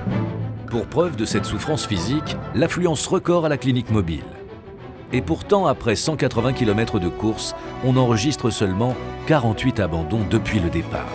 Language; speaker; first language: French; native; French